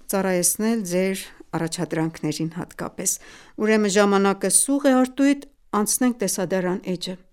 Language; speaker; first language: Armenian; native; Armenian